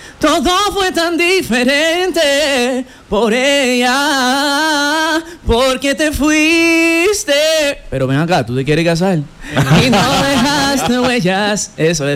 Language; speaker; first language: Spanish; non-native, fluent; English